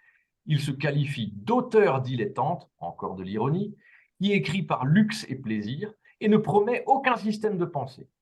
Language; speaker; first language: French; native; French